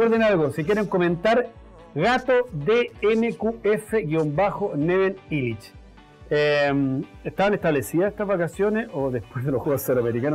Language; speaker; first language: Spanish; native; Spanish